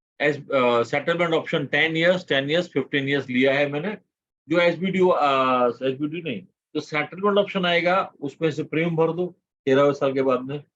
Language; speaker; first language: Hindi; non-native, local second language; Gujarati